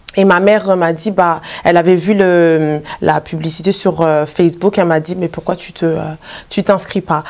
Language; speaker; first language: French; native; French